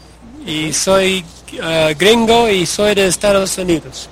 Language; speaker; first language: Spanish; non-native, learner; English